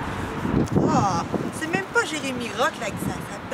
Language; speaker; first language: French; native; French